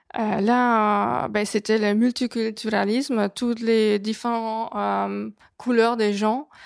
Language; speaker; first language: French; non-native, fluent; Hungarian